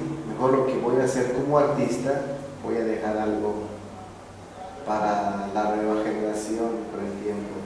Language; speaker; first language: Spanish; non-native, local second language; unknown